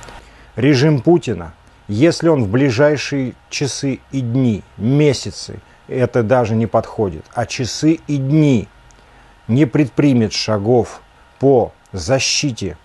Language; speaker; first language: Russian; native; Russian